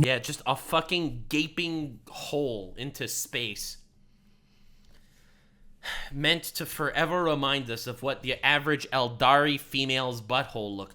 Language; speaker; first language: English; native; English